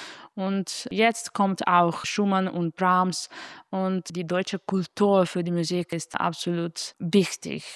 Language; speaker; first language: German; non-native, fluent; Italian